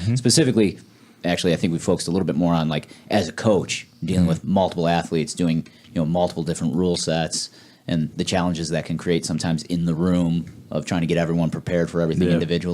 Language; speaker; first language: English; native; English